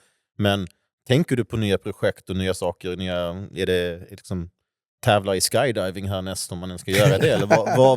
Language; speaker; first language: Swedish; native; Swedish